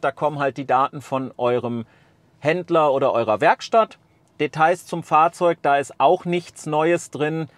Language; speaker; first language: German; native; German